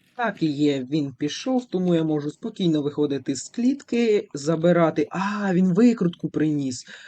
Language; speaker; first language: Ukrainian; non-native, local second language; Russian